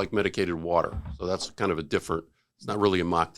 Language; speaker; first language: English; native; English